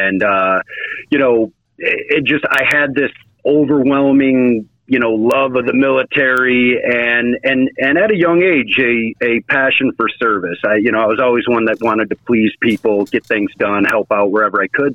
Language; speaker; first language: English; native; English